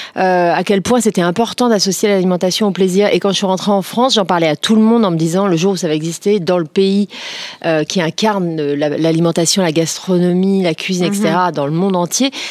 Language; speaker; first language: French; native; French